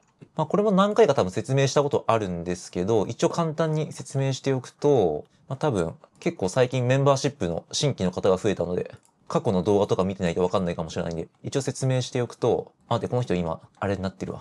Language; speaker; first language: Japanese; native; Japanese